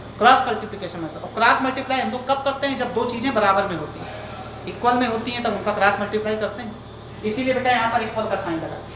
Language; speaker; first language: Hindi; native; Hindi